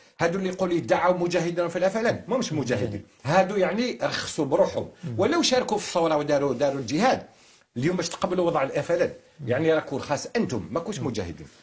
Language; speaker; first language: Arabic; native; Arabic